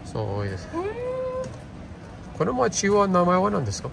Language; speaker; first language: Japanese; non-native, learner; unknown